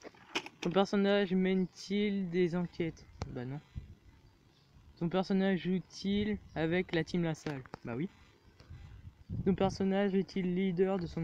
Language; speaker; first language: French; native; French